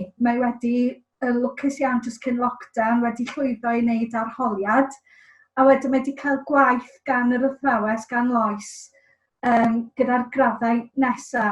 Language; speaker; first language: Welsh; native; Welsh